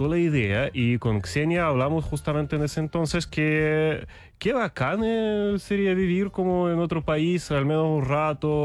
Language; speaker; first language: Spanish; non-native, fluent; Russian